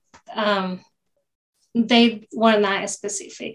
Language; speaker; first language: English; early bilingual, other home language; Spanish